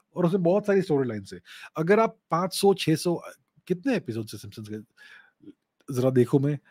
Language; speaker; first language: Hindi; non-native, local second language; Gujarati